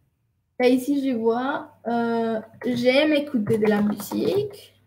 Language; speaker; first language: French; non-native, fluent; Spanish